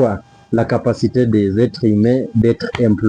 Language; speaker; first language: French; non-native, learner; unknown